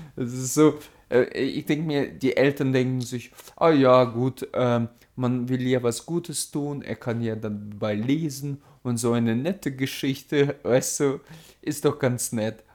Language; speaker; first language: German; early bilingual, other home language; Russian